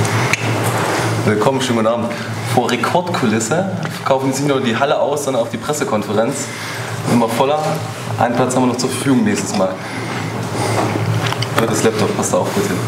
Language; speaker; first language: German; native; German